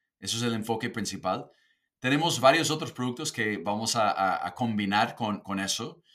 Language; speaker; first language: Spanish; non-native, fluent; English